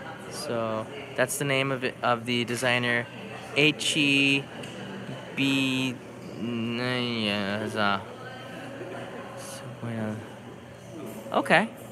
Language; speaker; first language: English; native; English